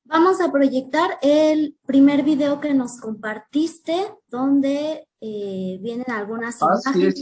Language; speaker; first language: Spanish; native; Spanish